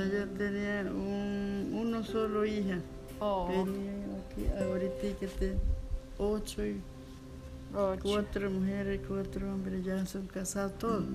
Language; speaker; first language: Spanish; non-native, local second language; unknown